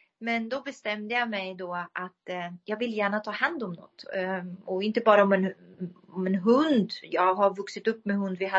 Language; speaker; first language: Swedish; non-native, fluent; German